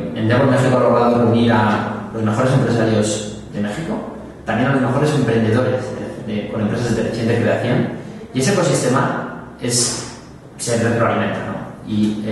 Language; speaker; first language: Spanish; native; Spanish